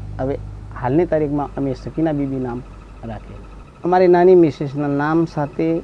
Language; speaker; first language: Gujarati; native; Gujarati